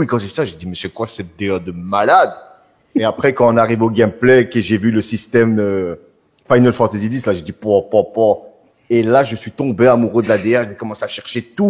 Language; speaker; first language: French; native; French